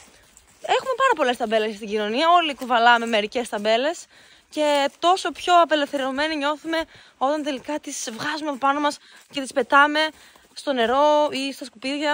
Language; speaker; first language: Greek; native; Greek